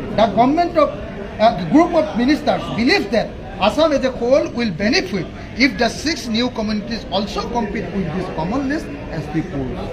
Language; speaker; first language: English; non-native, local second language; Assamese